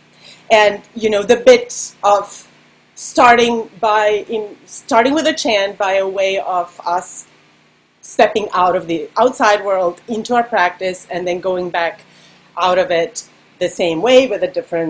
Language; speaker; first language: English; non-native, fluent; Serbian